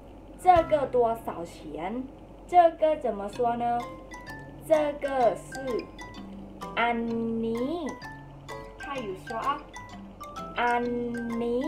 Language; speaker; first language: Chinese; non-native, learner; Thai